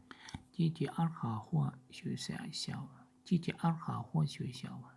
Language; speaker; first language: Chinese; non-native, learner; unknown